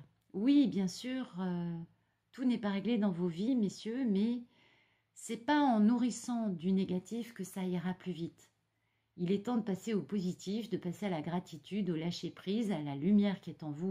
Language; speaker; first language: French; native; French